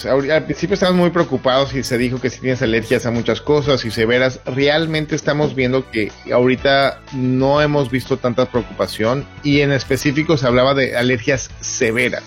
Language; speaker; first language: Spanish; native; Spanish